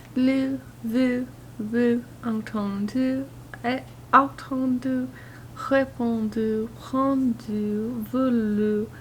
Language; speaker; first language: French; non-native, learner; English